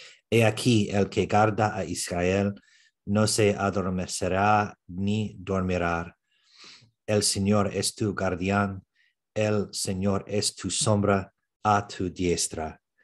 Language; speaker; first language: Spanish; non-native, learner; English